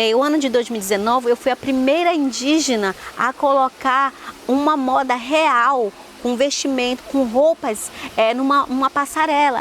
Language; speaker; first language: Portuguese; non-native, local second language; Ticuna